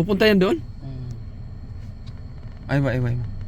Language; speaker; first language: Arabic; non-native, learner; Filipino